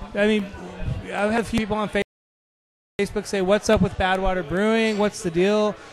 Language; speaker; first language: English; native; English